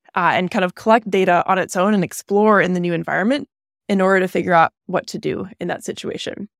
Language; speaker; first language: English; native; English